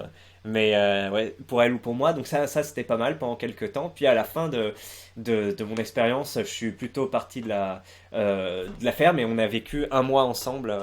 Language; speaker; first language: French; native; French